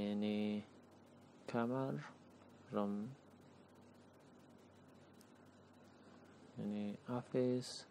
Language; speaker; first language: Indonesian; non-native, learner; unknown